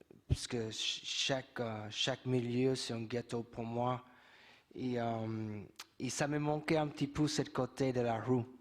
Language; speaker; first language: French; non-native, fluent; English